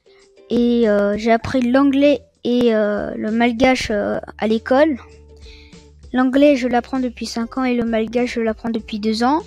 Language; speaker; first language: French; native; French